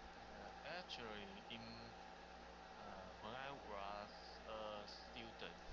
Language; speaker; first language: English; non-native, learner; Chinese